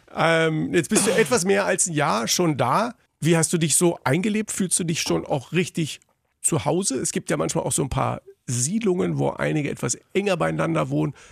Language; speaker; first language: German; native; German